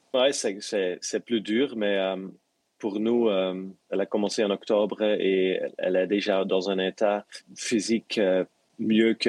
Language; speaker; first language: French; non-native, local second language; Dutch